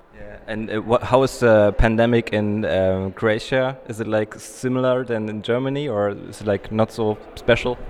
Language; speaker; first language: English; non-native, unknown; German